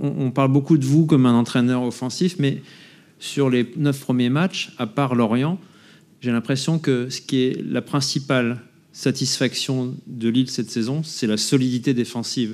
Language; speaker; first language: French; native; French